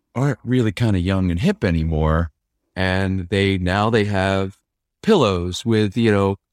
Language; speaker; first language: English; native; English